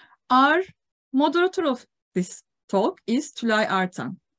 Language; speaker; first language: English; non-native, fluent; Turkish